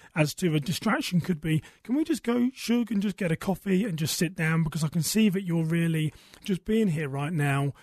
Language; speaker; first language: English; native; English